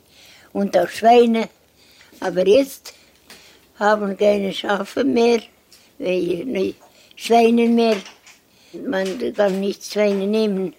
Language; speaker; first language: German; non-native, learner; Estonian